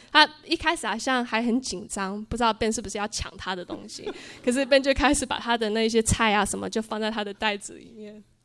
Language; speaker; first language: Chinese; early bilingual, heritage; Chinese